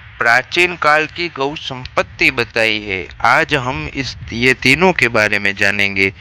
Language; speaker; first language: Hindi; non-native, local second language; Gujarati